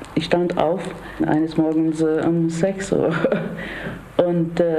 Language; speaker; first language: German; non-native, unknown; English